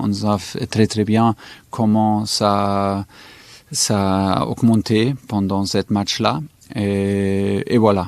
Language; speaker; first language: French; non-native, fluent; German